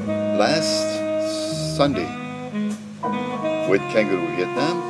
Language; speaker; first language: English; non-native, learner; French